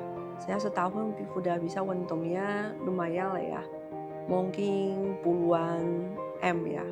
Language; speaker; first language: Indonesian; non-native, learner; Chinese